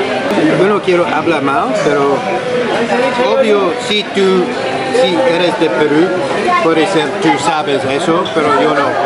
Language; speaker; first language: Spanish; non-native, learner; English